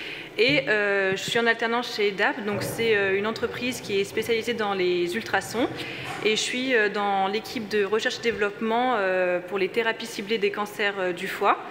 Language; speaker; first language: French; native; French